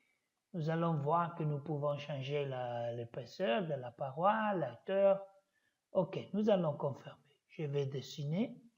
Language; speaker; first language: French; non-native, learner; Italian